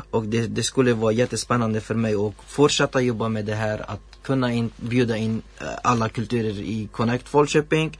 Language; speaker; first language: Swedish; non-native, learner; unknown